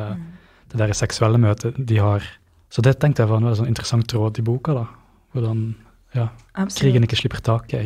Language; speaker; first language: Norwegian; native; Norwegian